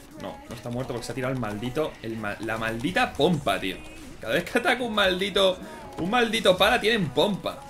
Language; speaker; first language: Spanish; native; Spanish